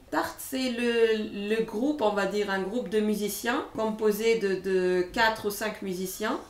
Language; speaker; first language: French; non-native, local second language; Arabic